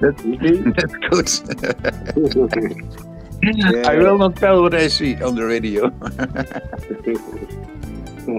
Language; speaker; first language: English; non-native, fluent; Dutch